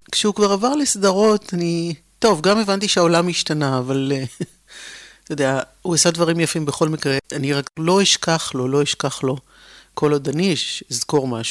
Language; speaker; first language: Hebrew; native; Hebrew